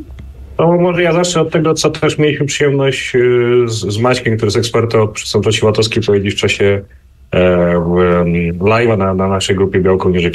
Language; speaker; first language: Polish; native; Polish